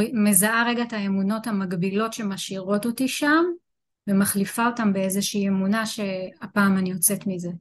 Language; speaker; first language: Hebrew; native; Hebrew